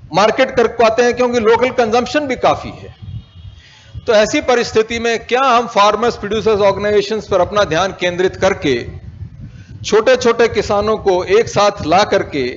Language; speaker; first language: Hindi; native; Hindi